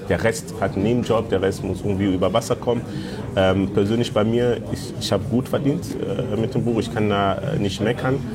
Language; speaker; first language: German; early bilingual, other home language; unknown